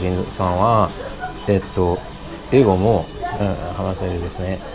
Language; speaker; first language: Japanese; non-native, learner; English